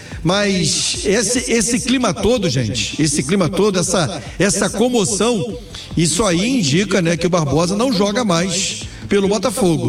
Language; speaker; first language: Portuguese; native; Portuguese